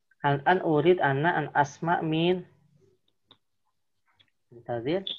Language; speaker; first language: Arabic; non-native, fluent; Indonesian